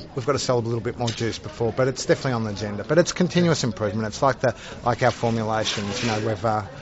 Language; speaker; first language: English; native; English